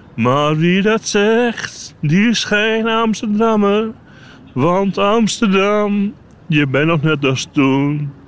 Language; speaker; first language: Dutch; native; Dutch